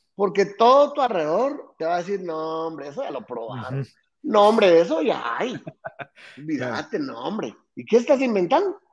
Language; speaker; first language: Spanish; native; Spanish